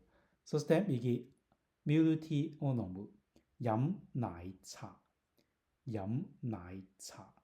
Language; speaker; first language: Japanese; non-native, fluent; Cantonese